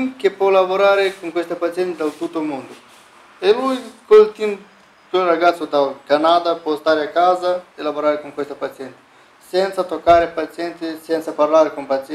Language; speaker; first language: Italian; non-native, learner; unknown